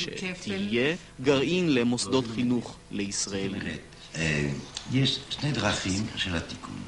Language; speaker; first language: Hebrew; non-native, fluent; French